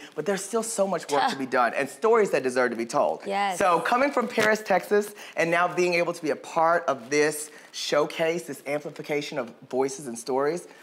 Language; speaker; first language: English; native; English